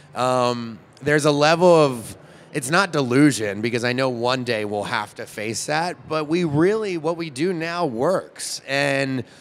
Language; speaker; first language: English; native; English